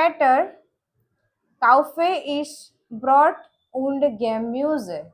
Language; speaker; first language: German; non-native, learner; Gujarati